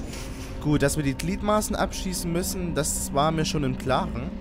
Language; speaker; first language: German; native; German